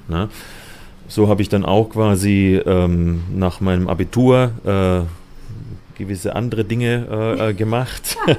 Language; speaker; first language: German; native; German